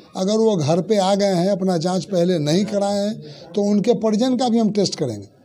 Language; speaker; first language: Hindi; native; Hindi